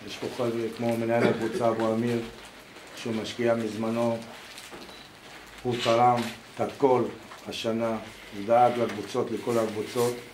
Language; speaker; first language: Hebrew; non-native, local second language; Arabic